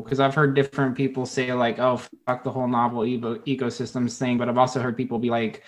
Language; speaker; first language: English; native; English